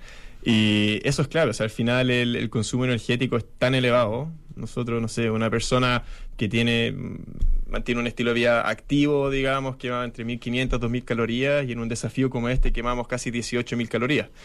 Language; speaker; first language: Spanish; native; Spanish